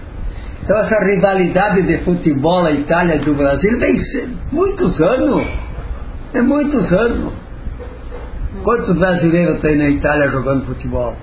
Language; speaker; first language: Portuguese; non-native, local second language; Friulian